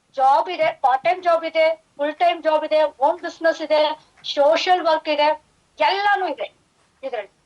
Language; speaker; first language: Kannada; non-native, fluent; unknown